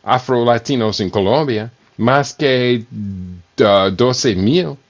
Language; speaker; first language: Spanish; non-native, learner; English